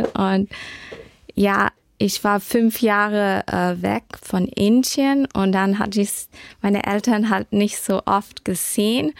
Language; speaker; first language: German; early bilingual, heritage; German